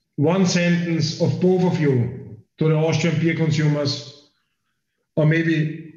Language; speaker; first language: English; non-native, fluent; German